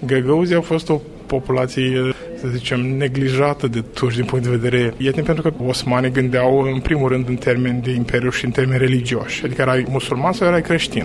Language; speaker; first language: Romanian; native; Romanian